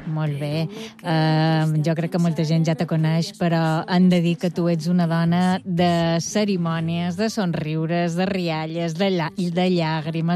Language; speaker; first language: Catalan; native; Catalan